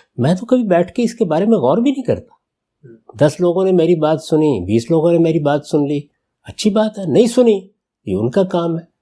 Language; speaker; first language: Urdu; non-native, local second language; Punjabi